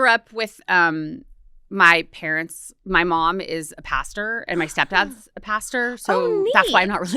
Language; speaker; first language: English; native; English